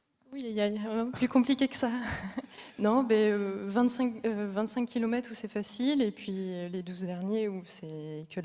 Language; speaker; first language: French; native; French